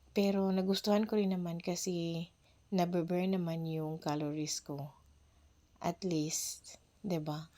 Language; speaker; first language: Filipino; non-native, local second language; Cebuano